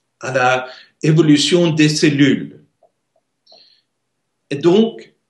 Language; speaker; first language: French; non-native, learner; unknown